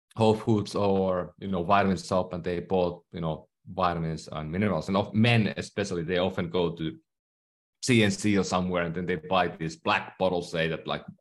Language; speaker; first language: English; non-native, fluent; Finnish